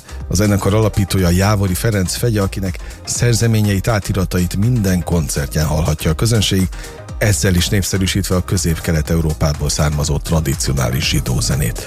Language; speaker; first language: Hungarian; native; Hungarian